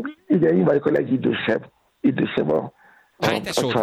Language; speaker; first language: Hungarian; non-native, fluent; Yoruba